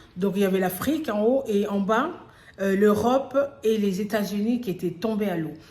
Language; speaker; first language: French; early bilingual, other home language; Lingala